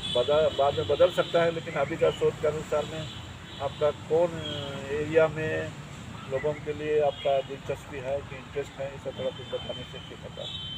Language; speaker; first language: Hindi; non-native, local second language; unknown